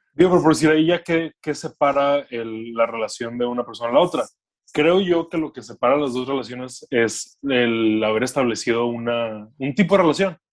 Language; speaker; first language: Spanish; native; Spanish